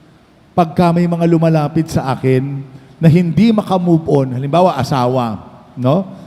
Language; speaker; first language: Filipino; native; Filipino